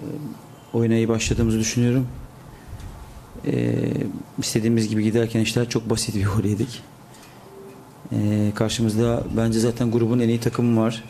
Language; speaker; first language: Turkish; native; Turkish